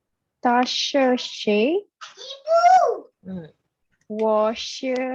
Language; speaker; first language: Chinese; non-native, learner; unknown